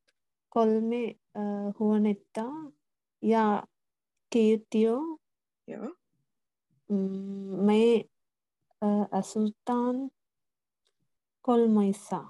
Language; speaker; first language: Finnish; non-native, learner; Tamil